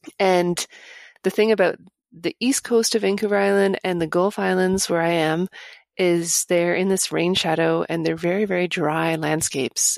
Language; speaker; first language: English; native; English